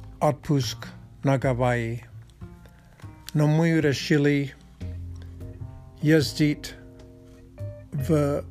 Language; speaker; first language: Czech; non-native, learner; Russian